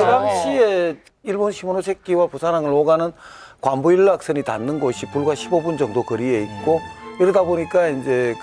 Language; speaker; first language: Korean; native; Korean